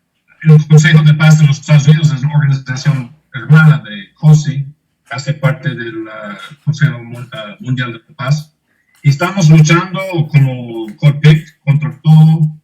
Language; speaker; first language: Spanish; non-native, fluent; English